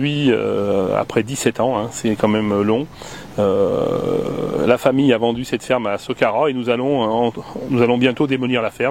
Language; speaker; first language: French; native; French